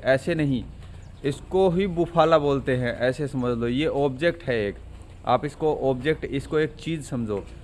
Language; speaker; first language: Hindi; native; Hindi